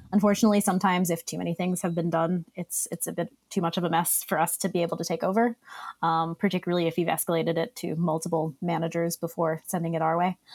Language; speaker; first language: English; native; English